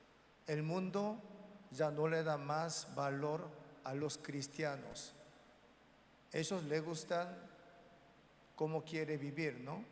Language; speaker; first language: Spanish; non-native, learner; Korean